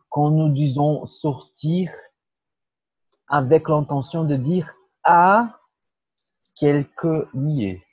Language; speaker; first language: French; non-native, fluent; Portuguese